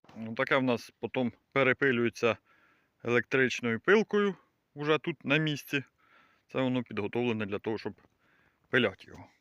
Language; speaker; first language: Ukrainian; native; Ukrainian